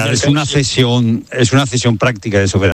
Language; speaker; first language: Spanish; native; Spanish